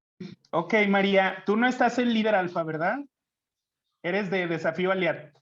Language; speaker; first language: Spanish; native; Spanish